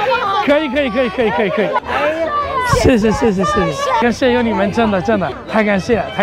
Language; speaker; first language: Chinese; non-native, fluent; Arabic